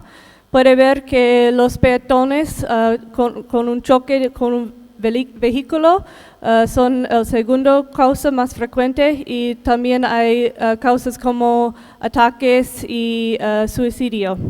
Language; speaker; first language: Spanish; non-native, fluent; English